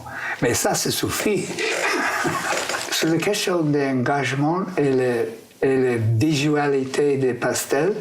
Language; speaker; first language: French; non-native, fluent; English